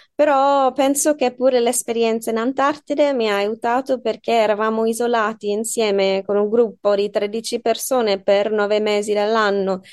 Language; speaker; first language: Italian; non-native, fluent; English